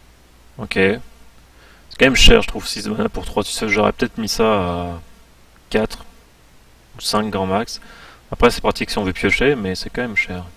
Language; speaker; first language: French; native; French